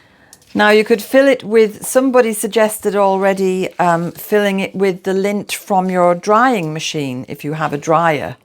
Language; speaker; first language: English; native; English